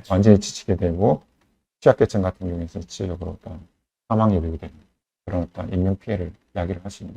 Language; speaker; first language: Korean; native; Korean